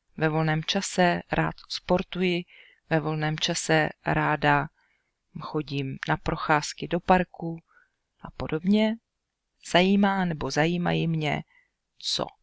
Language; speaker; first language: Czech; native; Czech